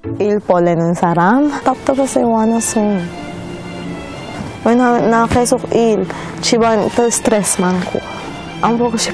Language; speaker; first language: Korean; non-native, learner; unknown